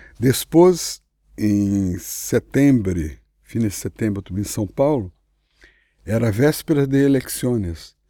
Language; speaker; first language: Portuguese; native; Portuguese